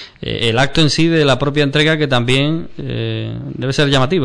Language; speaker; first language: Spanish; native; Spanish